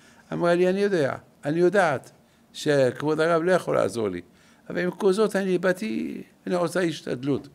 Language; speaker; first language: Hebrew; non-native, fluent; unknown